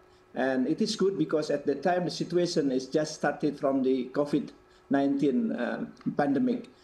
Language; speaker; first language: English; non-native, fluent; Indonesian